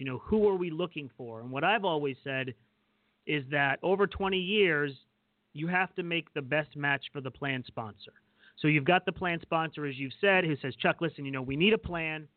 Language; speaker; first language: English; native; English